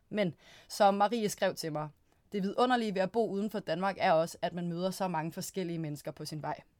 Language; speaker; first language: Danish; native; Danish